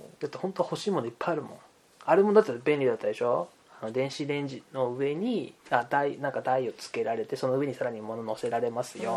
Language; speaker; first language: Japanese; native; Japanese